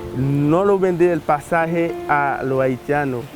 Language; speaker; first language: Spanish; non-native, learner; Haitian Creole